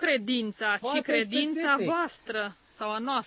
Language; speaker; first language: Romanian; native; Romanian